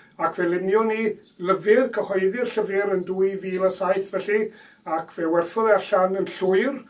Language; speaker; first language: Welsh; native; Welsh